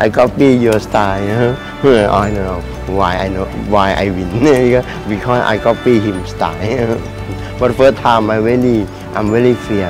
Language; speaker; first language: English; non-native, learner; Thai